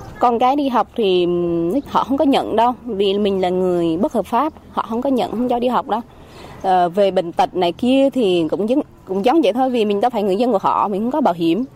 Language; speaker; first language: Vietnamese; non-native, local second language; Jarai